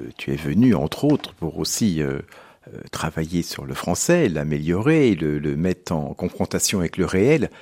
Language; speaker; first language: French; native; French